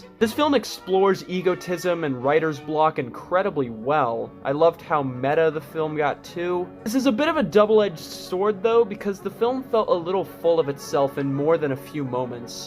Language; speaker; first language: English; native; English